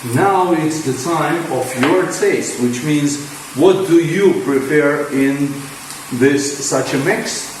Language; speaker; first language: English; non-native, fluent; Hebrew